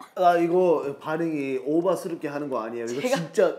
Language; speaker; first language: Korean; non-native, fluent; English